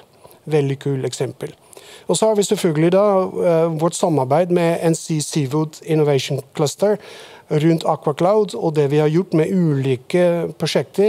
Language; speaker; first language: Norwegian; non-native, fluent; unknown